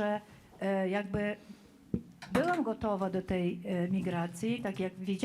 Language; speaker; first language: Polish; non-native, fluent; Tajik